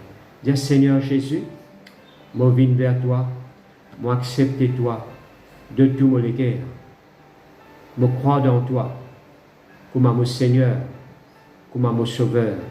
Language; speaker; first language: French; non-native, local second language; Morisyen